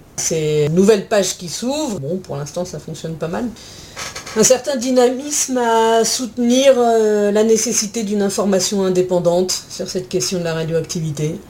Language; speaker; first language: French; native; French